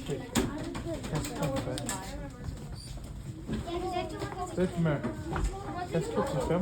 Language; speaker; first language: French; non-native, local second language; English